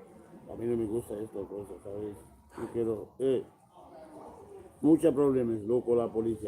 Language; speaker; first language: Spanish; non-native, learner; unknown